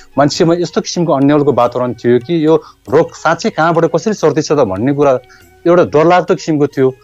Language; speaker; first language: Nepali; non-native, local second language; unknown